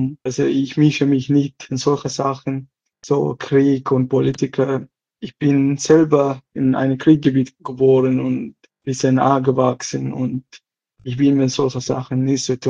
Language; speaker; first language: German; non-native, learner; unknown